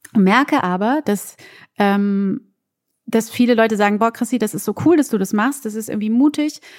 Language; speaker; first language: German; early bilingual, other home language; Portuguese